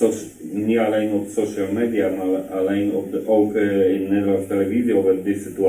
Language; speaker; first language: Dutch; non-native, learner; Polish